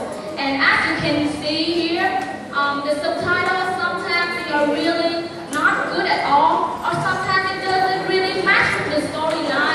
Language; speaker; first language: English; non-native, learner; Vietnamese